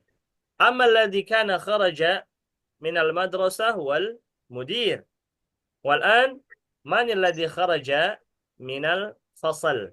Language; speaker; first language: Arabic; non-native, fluent; Indonesian